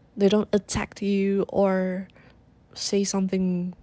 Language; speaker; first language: English; non-native, learner; Chinese